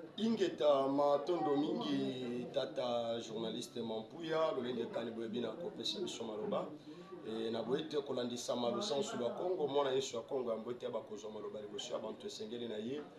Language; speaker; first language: Lingala; non-native, local second language; Kongo